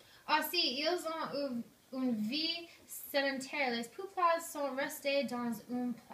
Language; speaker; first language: French; non-native, learner; English